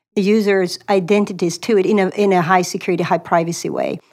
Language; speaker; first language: English; non-native, fluent; Swedish